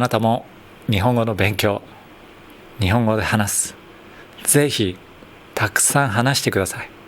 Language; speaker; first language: Japanese; native; Japanese